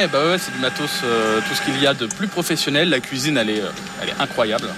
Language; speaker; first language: French; native; French